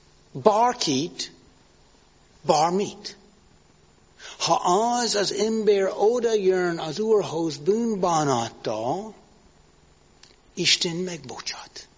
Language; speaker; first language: Hungarian; non-native, learner; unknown